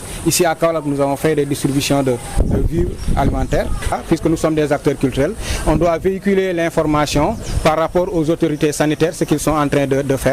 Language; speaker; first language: French; non-native, local second language; Wolof